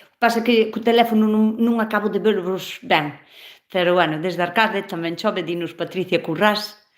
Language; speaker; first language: Galician; native; Galician